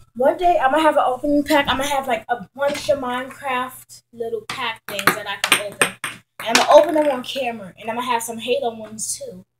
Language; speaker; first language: English; native; English